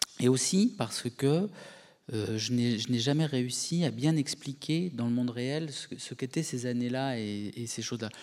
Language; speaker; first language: French; native; French